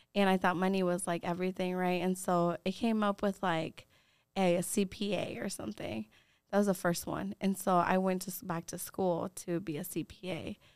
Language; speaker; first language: English; early bilingual, other home language; Spanish